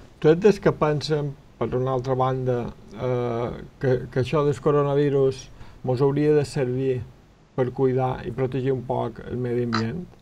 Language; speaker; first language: Catalan; native; Catalan